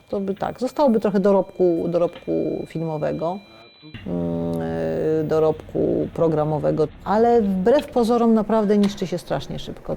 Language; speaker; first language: Polish; native; Polish